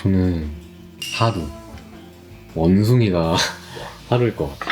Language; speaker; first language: Korean; native; Korean